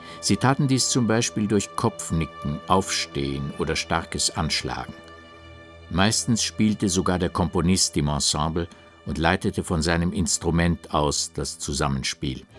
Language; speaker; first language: German; native; German